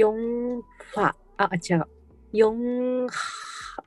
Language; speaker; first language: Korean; non-native, learner; Japanese